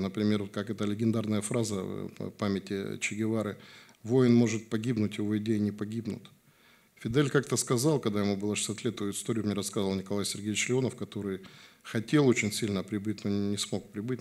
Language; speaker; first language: Russian; native; Russian